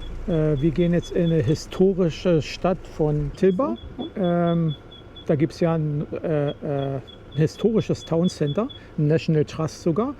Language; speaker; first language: German; native; German